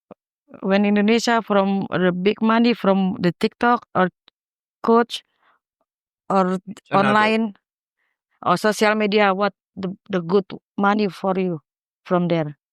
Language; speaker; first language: English; non-native, learner; Indonesian